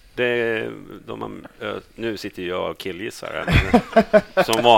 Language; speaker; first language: Swedish; native; Swedish